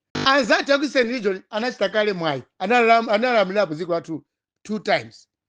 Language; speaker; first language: Nyanja; non-native, local second language; Tumbuka